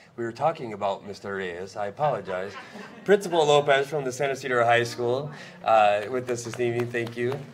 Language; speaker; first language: English; native; English